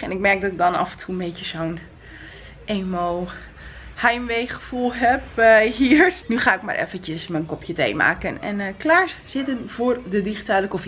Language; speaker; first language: Dutch; native; Dutch